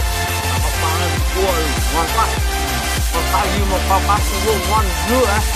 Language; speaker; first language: Vietnamese; native; Vietnamese